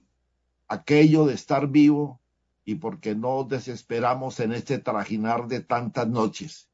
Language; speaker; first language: Spanish; native; Spanish